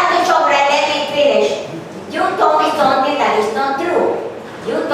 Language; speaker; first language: English; non-native, learner; Spanish